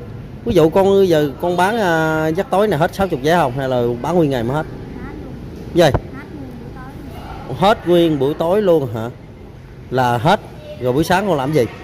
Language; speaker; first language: Vietnamese; native; Vietnamese